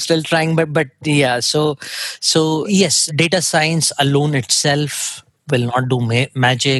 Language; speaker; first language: English; non-native, local second language; Hindi